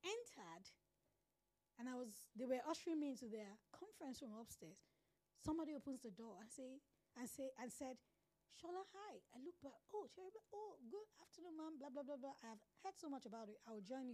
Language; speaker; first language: English; non-native, local second language; Yoruba